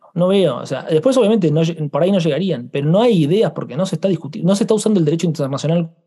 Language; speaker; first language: Spanish; native; Spanish